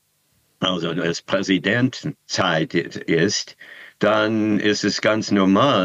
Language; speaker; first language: German; non-native, fluent; English